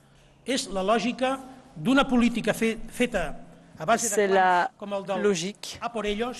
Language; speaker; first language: Catalan; native; Catalan